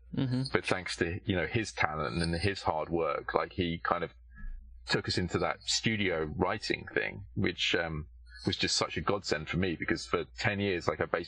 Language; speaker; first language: English; native; English